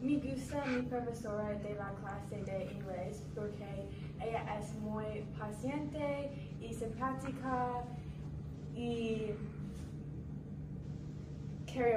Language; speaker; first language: Spanish; non-native, learner; English